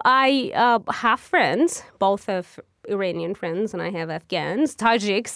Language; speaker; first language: English; non-native, fluent; Persian